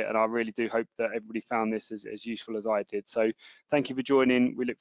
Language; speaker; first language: English; native; English